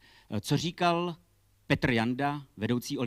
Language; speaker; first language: Czech; native; Czech